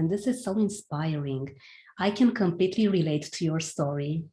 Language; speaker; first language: English; non-native, fluent; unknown